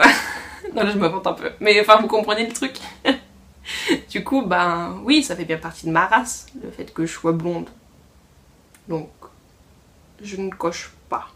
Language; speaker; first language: French; native; French